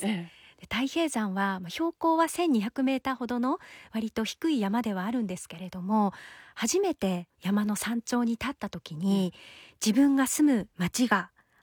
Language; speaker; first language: Japanese; native; Japanese